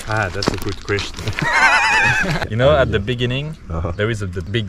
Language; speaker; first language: English; non-native, learner; French